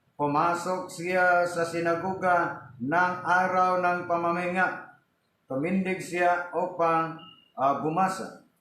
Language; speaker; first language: Filipino; non-native, local second language; Cebuano